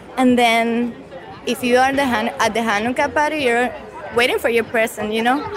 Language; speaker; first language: English; non-native, fluent; Spanish